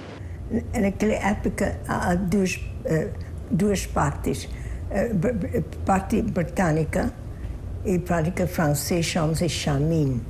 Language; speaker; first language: Portuguese; early bilingual, heritage; Portuguese